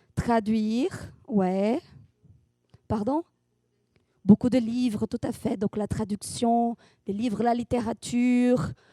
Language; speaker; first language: French; non-native, fluent; Portuguese